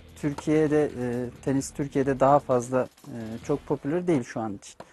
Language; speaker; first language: Turkish; native; Turkish